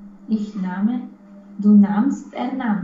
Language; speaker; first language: German; non-native, learner; Romanian